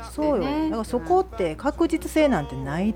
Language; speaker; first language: Japanese; native; Japanese